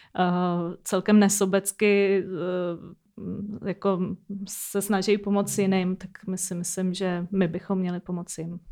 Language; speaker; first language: Czech; native; Czech